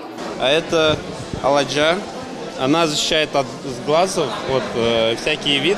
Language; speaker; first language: Russian; non-native, fluent; Turkmen